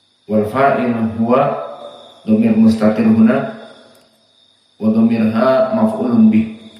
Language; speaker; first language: Arabic; non-native, fluent; Indonesian